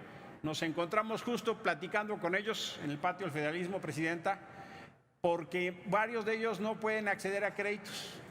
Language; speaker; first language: Spanish; native; Spanish